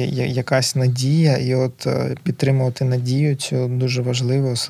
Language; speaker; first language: Ukrainian; native; Ukrainian